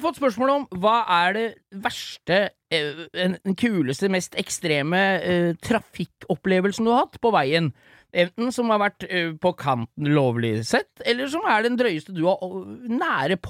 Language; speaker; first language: Norwegian; native; Norwegian